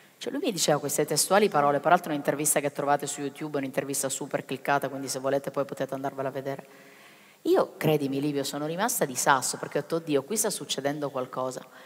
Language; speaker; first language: Italian; native; Italian